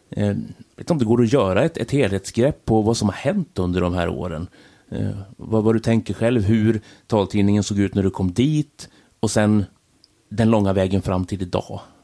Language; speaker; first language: Swedish; native; Swedish